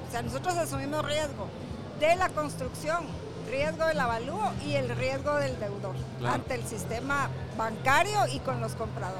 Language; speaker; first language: Spanish; native; Spanish